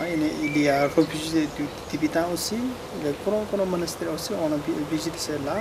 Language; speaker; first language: French; non-native, learner; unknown